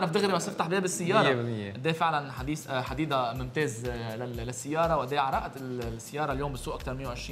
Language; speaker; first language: Arabic; native; Arabic